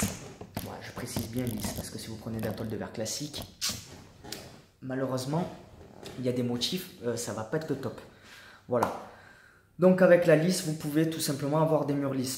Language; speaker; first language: French; native; French